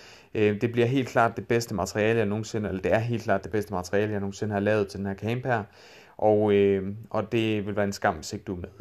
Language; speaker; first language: Danish; native; Danish